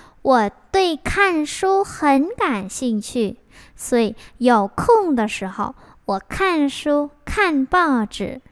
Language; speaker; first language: Chinese; non-native, fluent; Vietnamese